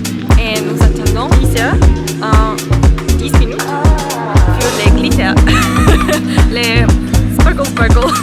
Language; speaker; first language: French; non-native, learner; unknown